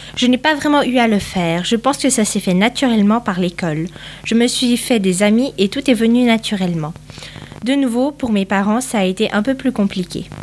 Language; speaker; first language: French; early bilingual, other home language; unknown